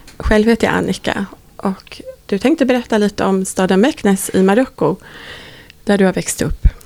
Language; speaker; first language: Swedish; native; Swedish